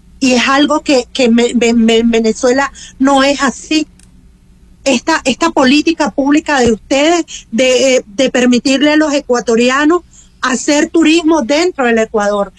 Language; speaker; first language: Spanish; native; Spanish